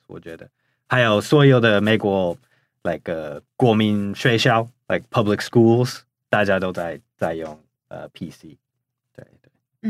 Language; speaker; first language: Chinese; non-native, fluent; English